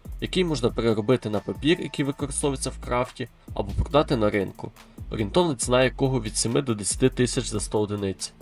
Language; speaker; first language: Ukrainian; native; Ukrainian